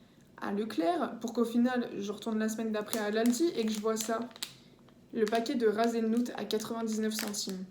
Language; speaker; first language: French; native; French